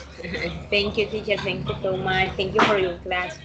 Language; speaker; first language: English; non-native, learner; Spanish